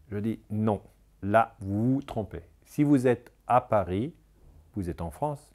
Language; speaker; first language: French; non-native, local second language; German